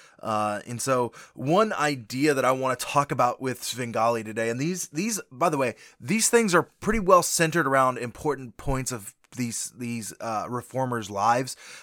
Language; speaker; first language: English; native; English